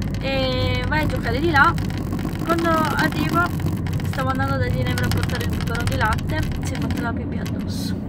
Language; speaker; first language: Italian; non-native, fluent; Romanian